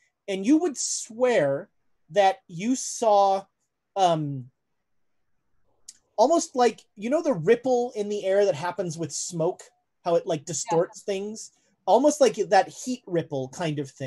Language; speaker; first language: English; native; English